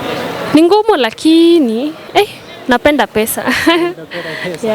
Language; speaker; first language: Swahili; non-native, local second language; Kikuyu